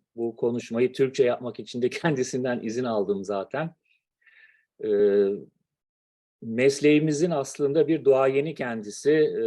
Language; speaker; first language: Turkish; native; Turkish